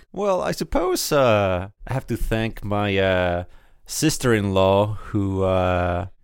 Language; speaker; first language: English; early bilingual, other home language; Spanish